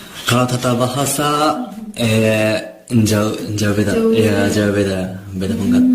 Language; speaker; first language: Indonesian; non-native, learner; Japanese